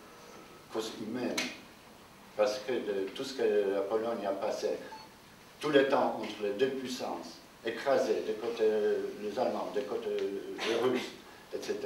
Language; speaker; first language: French; non-native, fluent; Polish